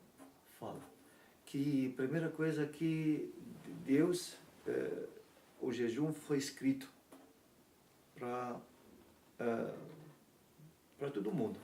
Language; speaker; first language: Portuguese; non-native, learner; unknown